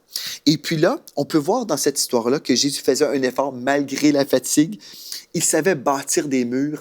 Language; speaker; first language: French; native; French